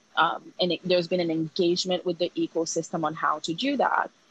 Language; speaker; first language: English; early bilingual, other home language; Haitian Creole